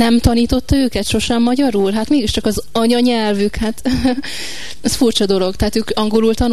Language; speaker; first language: Hungarian; native; Hungarian